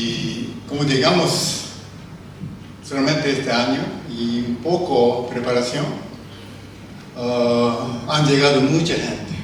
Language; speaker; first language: Spanish; non-native, learner; Japanese